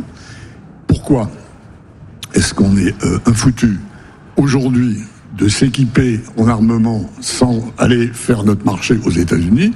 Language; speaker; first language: French; native; French